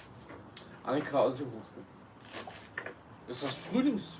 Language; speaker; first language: German; early bilingual, other home language; Kurdish